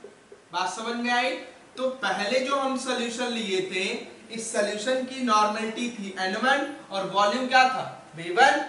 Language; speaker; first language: Hindi; native; Hindi